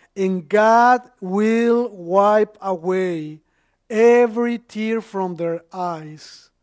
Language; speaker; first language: English; non-native, fluent; Spanish